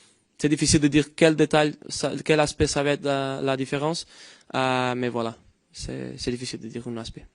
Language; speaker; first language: French; non-native, fluent; Portuguese